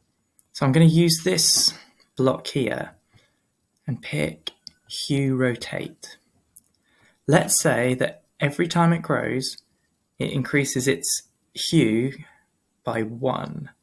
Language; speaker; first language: English; native; English